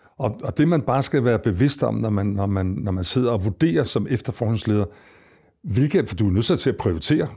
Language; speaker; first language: Danish; native; Danish